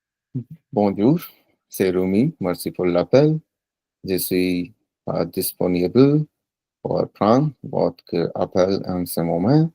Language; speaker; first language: French; non-native, learner; Punjabi